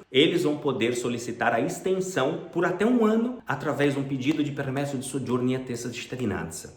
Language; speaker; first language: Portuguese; native; Portuguese